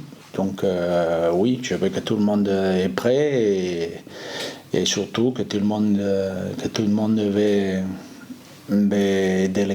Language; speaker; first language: French; non-native, fluent; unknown